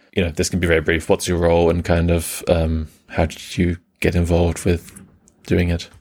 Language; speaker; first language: English; early bilingual, other home language; German